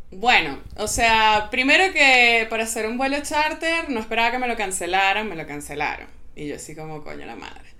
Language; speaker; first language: Spanish; native; Spanish